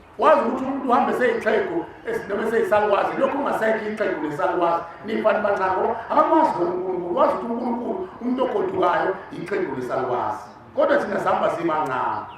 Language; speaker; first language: Zulu; native; Zulu